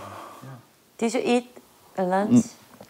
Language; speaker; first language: English; non-native, learner; Korean